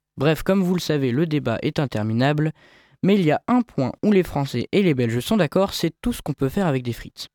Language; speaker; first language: French; native; French